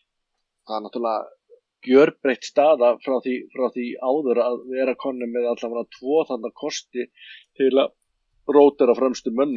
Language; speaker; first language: Icelandic; native; Icelandic